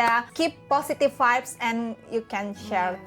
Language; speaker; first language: English; non-native, learner; Indonesian